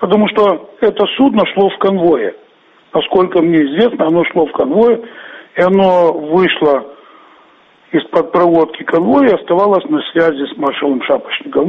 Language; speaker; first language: Russian; native; Russian